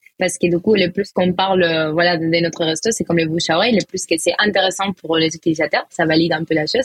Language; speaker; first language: French; non-native, fluent; Spanish